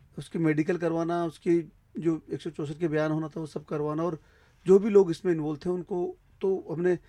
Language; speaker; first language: Hindi; native; Hindi